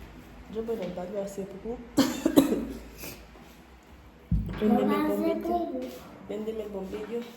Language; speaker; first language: Spanish; non-native, fluent; Haitian Creole